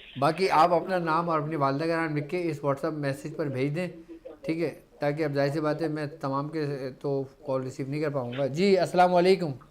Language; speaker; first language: Urdu; native; Urdu